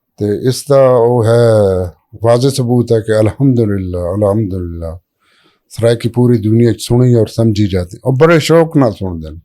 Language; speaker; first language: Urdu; non-native, local second language; Saraiki